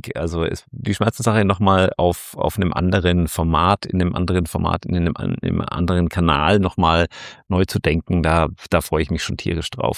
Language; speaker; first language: German; native; German